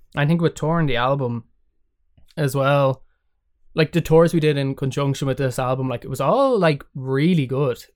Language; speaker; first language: English; native; English